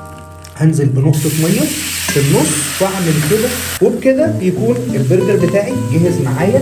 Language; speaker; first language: Arabic; native; Arabic